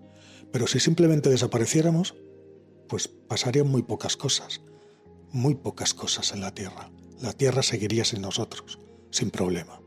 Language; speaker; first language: Spanish; native; Spanish